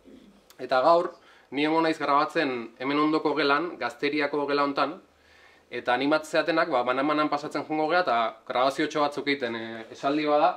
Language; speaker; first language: Basque; native; Basque